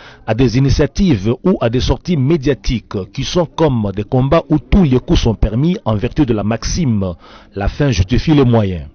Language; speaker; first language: French; native; French